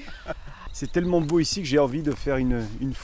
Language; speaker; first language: French; native; French